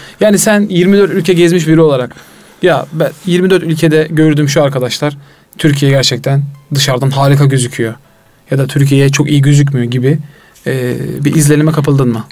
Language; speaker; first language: Turkish; native; Turkish